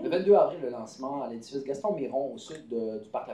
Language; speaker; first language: French; native; French